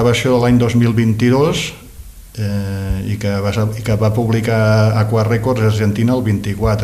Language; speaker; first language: Catalan; native; Catalan